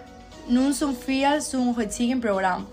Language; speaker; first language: German; non-native, learner; Spanish